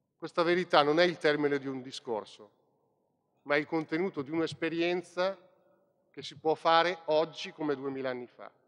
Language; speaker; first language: Italian; native; Italian